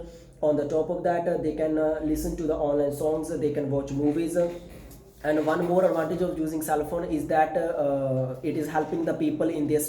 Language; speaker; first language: English; non-native, fluent; Punjabi